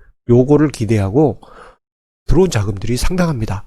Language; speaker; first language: Korean; native; Korean